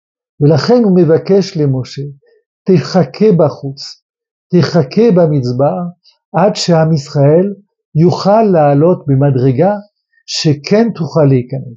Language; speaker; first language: Hebrew; non-native, fluent; French